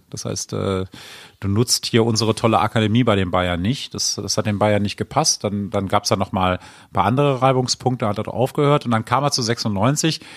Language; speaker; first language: German; native; German